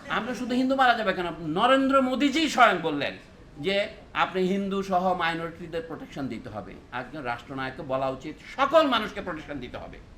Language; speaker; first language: Bangla; non-native, local second language; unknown